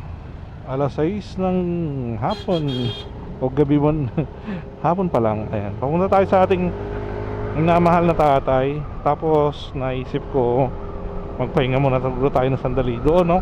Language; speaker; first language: Filipino; native; Filipino